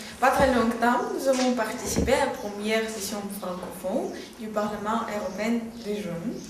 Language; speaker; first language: French; non-native, fluent; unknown